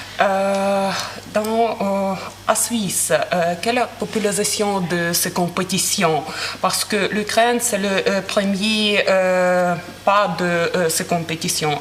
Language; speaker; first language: French; non-native, learner; Ukrainian